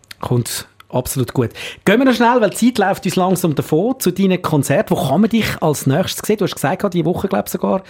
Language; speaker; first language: German; native; German